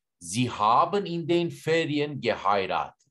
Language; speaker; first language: German; non-native, fluent; Turkish